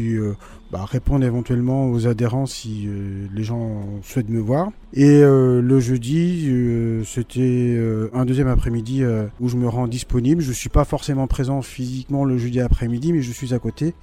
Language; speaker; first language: French; native; French